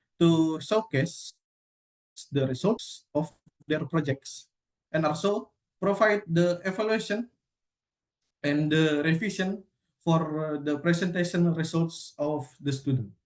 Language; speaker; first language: English; non-native, learner; Indonesian